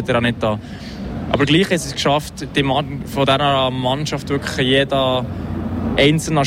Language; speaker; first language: German; native; German